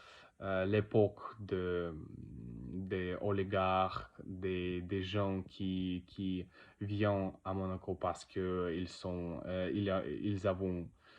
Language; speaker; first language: French; non-native, learner; Russian